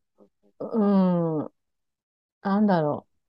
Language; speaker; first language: Japanese; native; Japanese